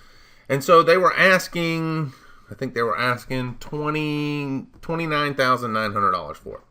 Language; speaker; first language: English; native; English